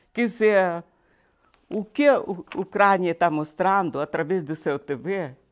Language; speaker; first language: Portuguese; non-native, fluent; Russian